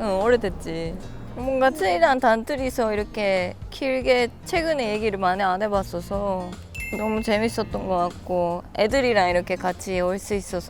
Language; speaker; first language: Korean; non-native, fluent; Japanese